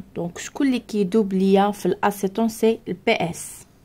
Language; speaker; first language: French; non-native, local second language; Arabic